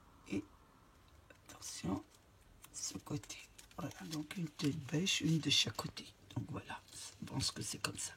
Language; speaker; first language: French; native; French